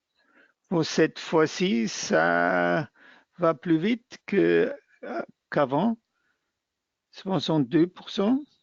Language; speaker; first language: French; non-native, fluent; German